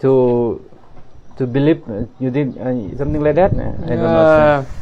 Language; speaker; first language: English; non-native, learner; Thai